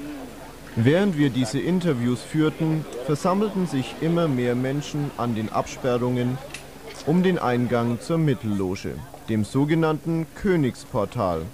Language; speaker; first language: German; native; German